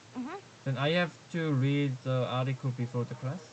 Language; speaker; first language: English; non-native, learner; Korean